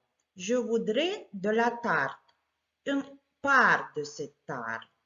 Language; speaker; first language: French; non-native, fluent; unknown